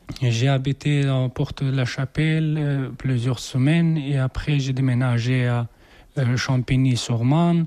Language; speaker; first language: French; non-native, learner; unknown